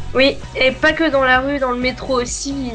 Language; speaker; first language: French; native; French